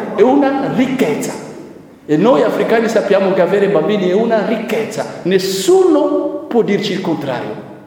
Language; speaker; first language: Italian; non-native, fluent; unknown